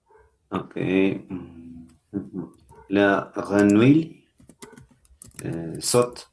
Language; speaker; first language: French; non-native, learner; Spanish